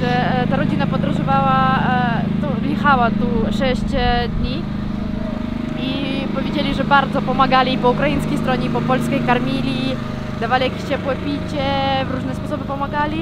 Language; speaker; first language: Polish; non-native, fluent; Ukrainian